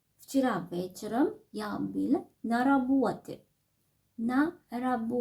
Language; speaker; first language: Russian; non-native, fluent; Sinhala